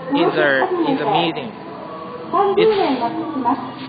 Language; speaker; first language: English; non-native, learner; Japanese